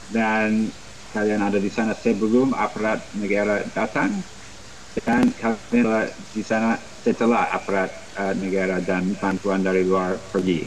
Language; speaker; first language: Indonesian; non-native, fluent; English